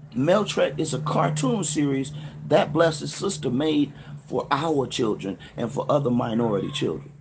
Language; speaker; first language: English; native; English